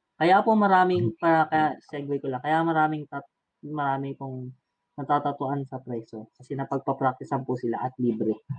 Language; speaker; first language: Filipino; native; Filipino